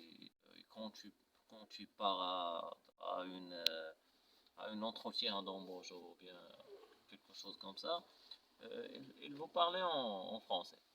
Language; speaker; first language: French; non-native, local second language; Arabic